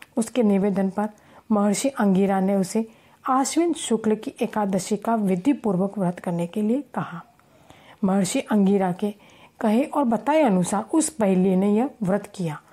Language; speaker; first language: Hindi; native; Hindi